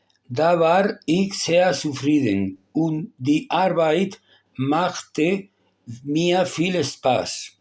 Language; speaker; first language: German; non-native, learner; Spanish